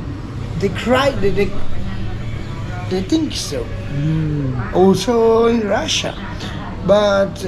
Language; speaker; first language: English; non-native, learner; Italian